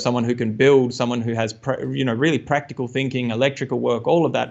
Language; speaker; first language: English; native; English